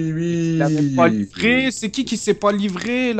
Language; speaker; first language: French; native; French